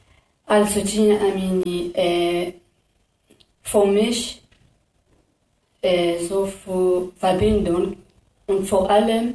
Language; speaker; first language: German; non-native, learner; Kurdish